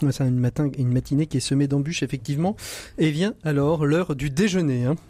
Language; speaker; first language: French; native; French